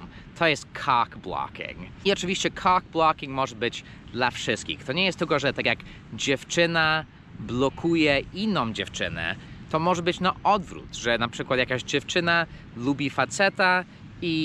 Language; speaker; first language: Polish; non-native, fluent; English